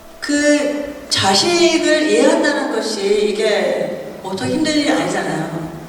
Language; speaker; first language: Korean; early bilingual, heritage; Korean